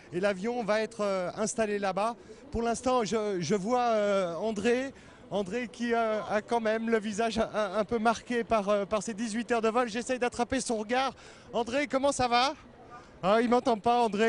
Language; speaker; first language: French; native; French